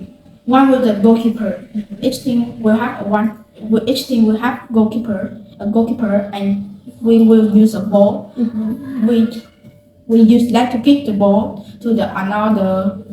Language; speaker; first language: English; non-native, learner; Vietnamese